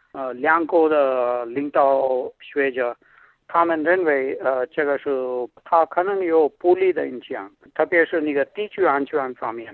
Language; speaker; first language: Chinese; non-native, fluent; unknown